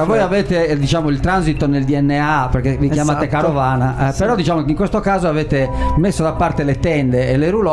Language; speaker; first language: Italian; native; Italian